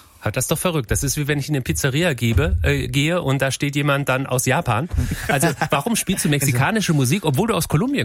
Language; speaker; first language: German; native; German